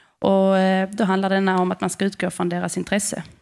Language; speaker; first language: Swedish; native; Swedish